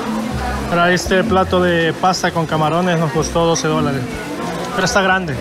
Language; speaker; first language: Spanish; native; Spanish